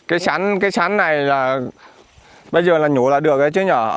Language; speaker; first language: Vietnamese; native; Vietnamese